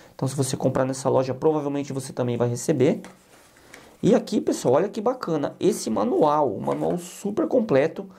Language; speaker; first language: Portuguese; native; Portuguese